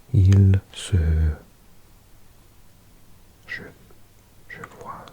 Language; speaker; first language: French; non-native, learner; English